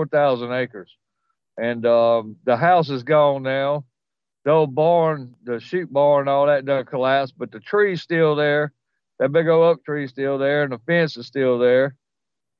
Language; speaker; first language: English; native; English